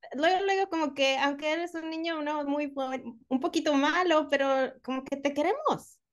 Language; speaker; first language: Spanish; early bilingual, heritage; Spanish